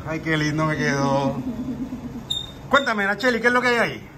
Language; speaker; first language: Spanish; native; Spanish